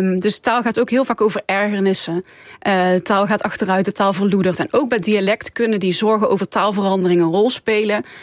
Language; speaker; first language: Dutch; native; Dutch